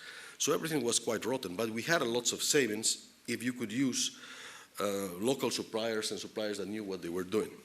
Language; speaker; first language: English; non-native, fluent; Spanish